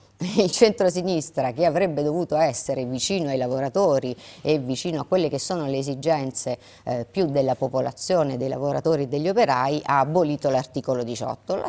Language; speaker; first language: Italian; native; Italian